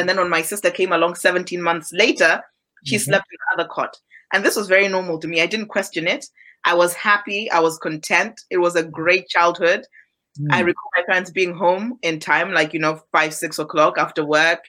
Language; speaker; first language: English; non-native, local second language; Nyanja